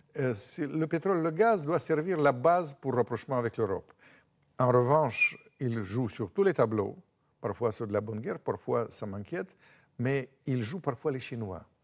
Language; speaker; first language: French; non-native, fluent; Russian